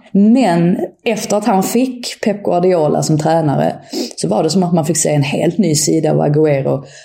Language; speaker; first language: Swedish; native; Swedish